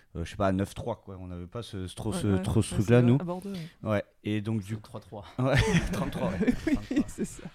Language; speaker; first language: French; native; French